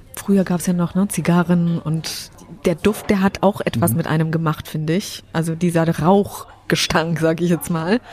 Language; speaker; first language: German; early bilingual, other home language; Polish